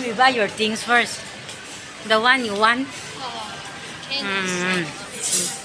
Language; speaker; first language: English; non-native, local second language; Filipino